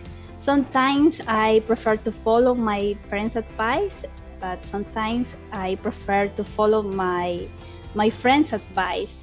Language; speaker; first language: English; non-native, learner; Spanish